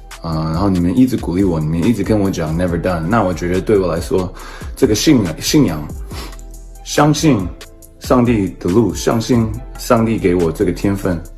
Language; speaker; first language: Chinese; early bilingual, heritage; English